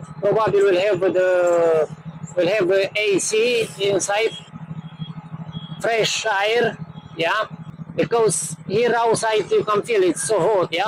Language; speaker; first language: English; non-native, learner; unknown